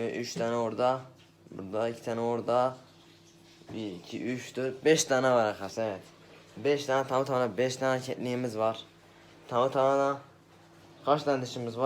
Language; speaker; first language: Turkish; native; Turkish